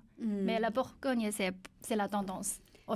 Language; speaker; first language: French; non-native, learner; Chinese